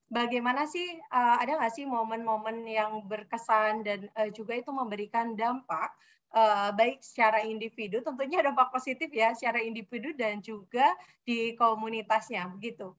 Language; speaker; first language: Indonesian; native; Indonesian